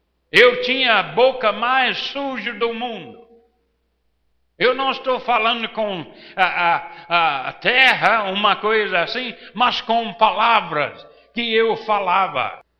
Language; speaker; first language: Portuguese; non-native, fluent; English